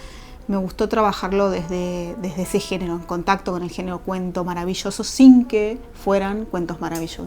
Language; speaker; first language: Spanish; native; Spanish